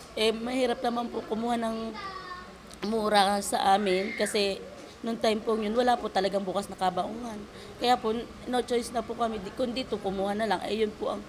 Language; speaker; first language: Filipino; native; Filipino